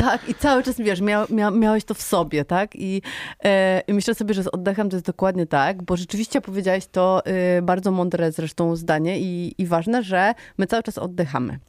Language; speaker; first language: Polish; native; Polish